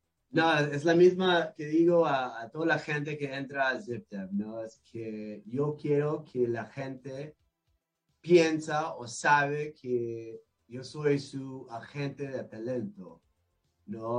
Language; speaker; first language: Spanish; non-native, learner; English